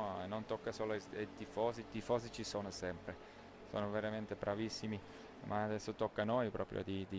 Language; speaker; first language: Italian; non-native, local second language; German